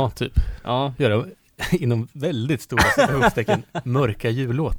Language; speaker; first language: Swedish; native; Swedish